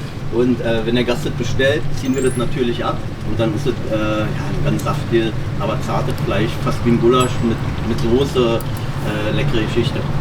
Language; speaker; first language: German; native; German